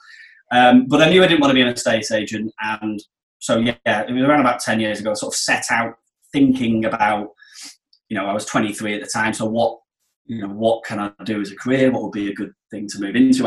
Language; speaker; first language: English; native; English